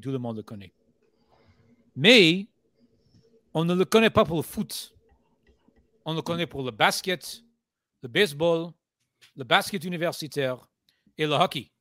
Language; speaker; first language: French; non-native, fluent; English